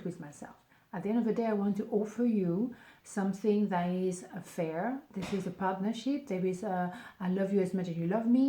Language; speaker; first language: English; non-native, fluent; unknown